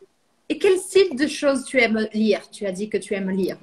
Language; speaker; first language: French; non-native, fluent; Portuguese